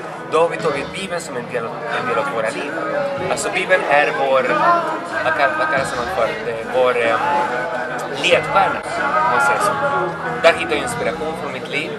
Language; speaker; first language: Swedish; non-native, fluent; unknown